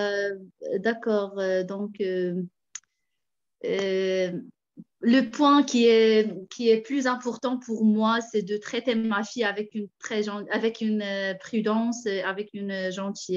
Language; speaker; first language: French; non-native, fluent; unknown